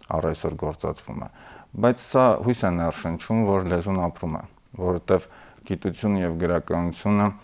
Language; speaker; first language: Armenian; native; Armenian